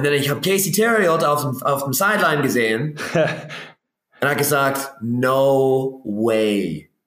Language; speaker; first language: German; non-native, learner; English